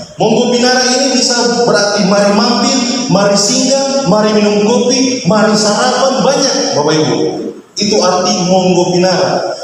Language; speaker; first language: Indonesian; native; Indonesian